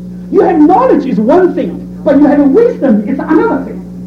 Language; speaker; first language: English; non-native, fluent; Chinese